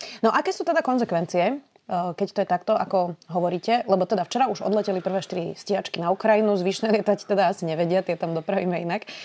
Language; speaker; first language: Slovak; native; Slovak